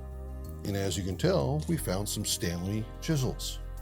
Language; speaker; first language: English; native; English